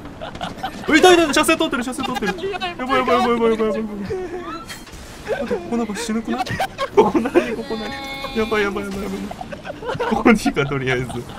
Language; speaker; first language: Japanese; native; Japanese